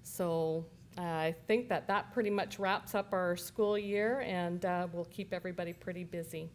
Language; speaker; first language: English; native; English